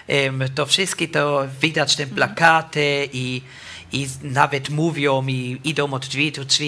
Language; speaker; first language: Polish; non-native, learner; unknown